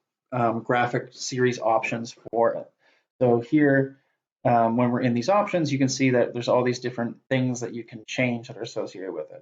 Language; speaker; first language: English; native; English